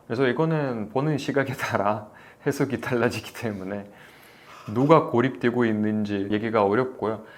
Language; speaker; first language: Korean; non-native, fluent; Russian